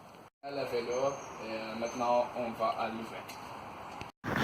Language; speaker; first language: French; non-native, learner; Dutch